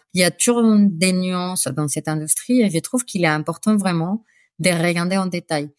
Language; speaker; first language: French; non-native, fluent; Spanish